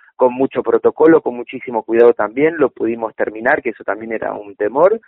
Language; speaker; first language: Spanish; native; Spanish